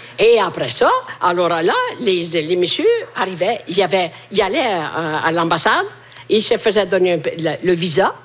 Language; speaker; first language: French; non-native, fluent; Italian